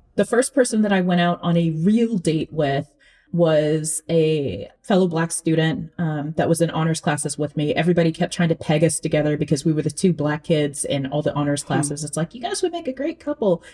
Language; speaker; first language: English; early bilingual, other home language; Akan